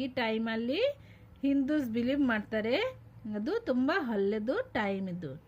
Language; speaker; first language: Kannada; non-native, local second language; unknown